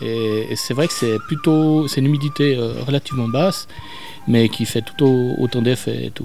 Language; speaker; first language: French; native; French